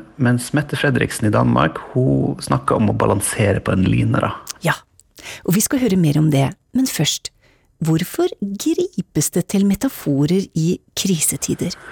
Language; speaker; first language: Norwegian; native; Norwegian